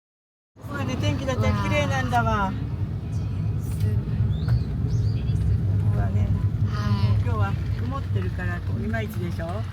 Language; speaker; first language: Japanese; native; Japanese